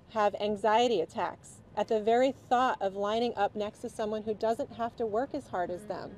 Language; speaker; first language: English; native; English